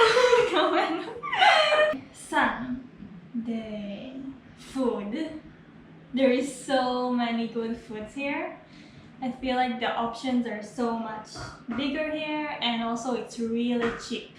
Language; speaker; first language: English; non-native, fluent; Hebrew